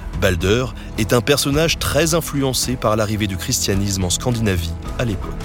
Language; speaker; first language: French; native; French